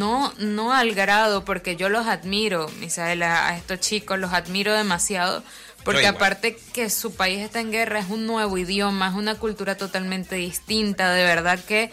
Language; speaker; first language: Spanish; native; Spanish